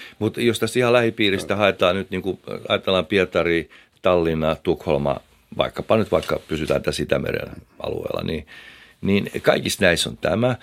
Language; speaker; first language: Finnish; native; Finnish